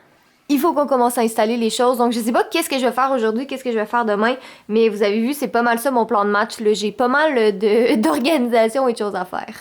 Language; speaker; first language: French; native; French